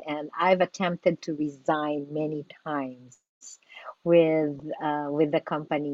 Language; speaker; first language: English; non-native, local second language; Filipino